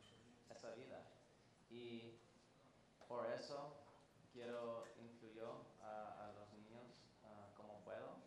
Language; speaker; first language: Spanish; non-native, fluent; English